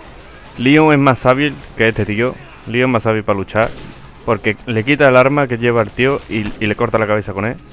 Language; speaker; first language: Spanish; native; Spanish